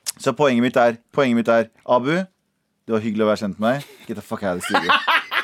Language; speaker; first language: Norwegian; early bilingual, other home language; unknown